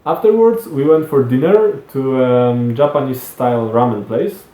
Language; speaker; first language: English; non-native, fluent; Polish